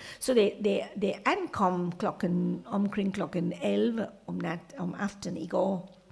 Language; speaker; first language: Danish; non-native, fluent; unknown